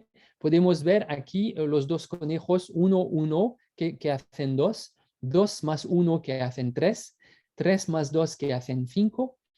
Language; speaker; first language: Spanish; non-native, fluent; French